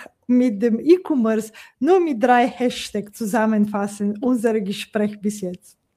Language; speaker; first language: German; non-native, fluent; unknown